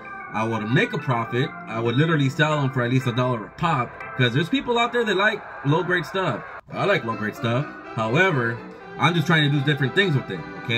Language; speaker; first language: English; native; English